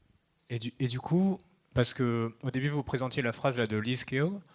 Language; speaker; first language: French; native; French